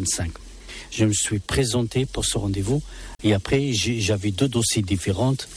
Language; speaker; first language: French; non-native, local second language; Arabic